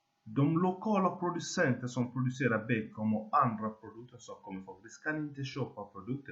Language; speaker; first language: Swedish; non-native, fluent; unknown